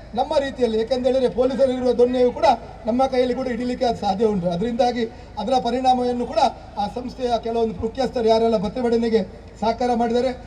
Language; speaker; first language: Kannada; non-native, local second language; Tulu